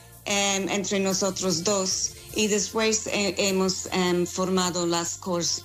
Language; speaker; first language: Spanish; non-native, fluent; English